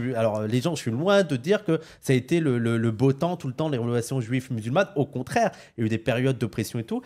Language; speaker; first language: French; native; French